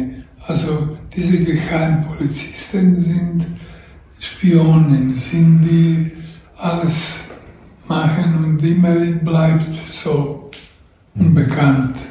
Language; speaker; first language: German; non-native, learner; Croatian